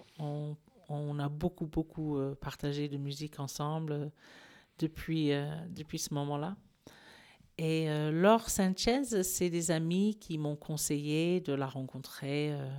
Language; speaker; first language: French; non-native, fluent; English